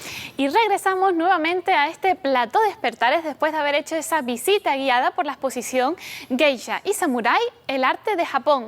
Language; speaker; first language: Spanish; native; Spanish